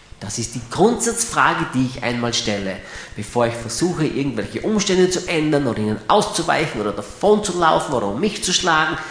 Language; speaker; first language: German; native; German